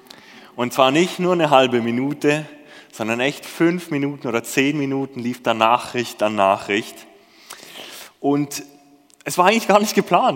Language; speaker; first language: German; native; German